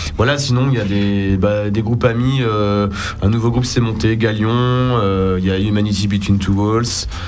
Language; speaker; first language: French; native; French